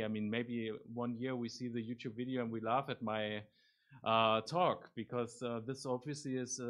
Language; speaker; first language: English; non-native, fluent; German